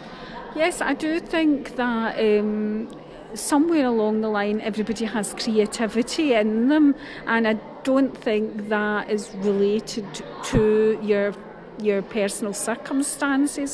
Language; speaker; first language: English; native; English